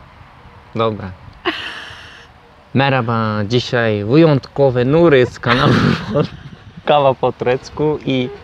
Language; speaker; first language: Polish; non-native, fluent; Turkish